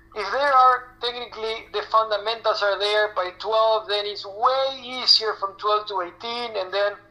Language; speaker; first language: English; non-native, fluent; Spanish